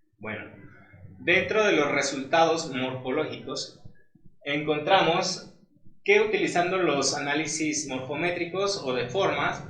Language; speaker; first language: Spanish; native; Spanish